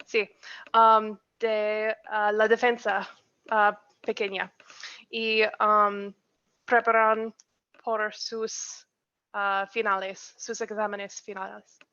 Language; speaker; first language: Spanish; non-native, learner; English